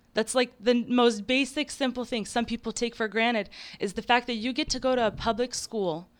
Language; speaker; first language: English; early bilingual, other home language; Ukrainian